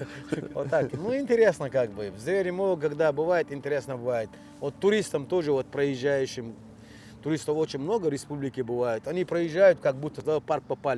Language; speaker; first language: Russian; non-native, local second language; Chechen